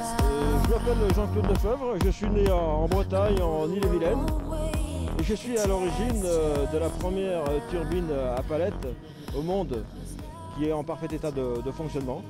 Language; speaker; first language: French; native; French